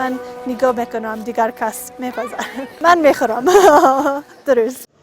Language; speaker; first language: Persian; non-native, learner; English